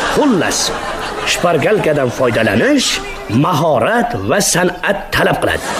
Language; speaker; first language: Uzbek; native; Uzbek